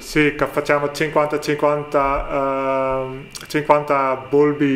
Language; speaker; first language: Italian; non-native, learner; Dutch